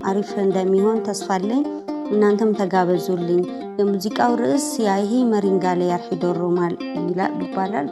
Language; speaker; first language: Amharic; non-native, local second language; Afar